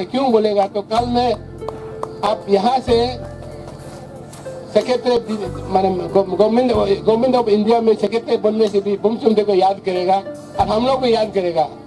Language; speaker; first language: Hindi; non-native, local second language; Nyishi